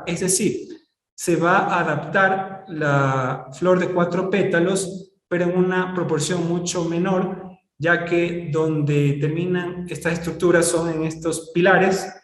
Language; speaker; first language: Spanish; native; Spanish